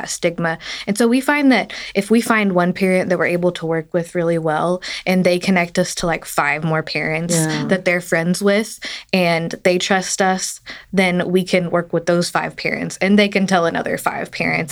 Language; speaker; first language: English; native; English